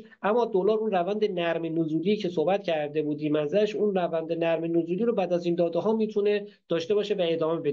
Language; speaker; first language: Persian; native; Persian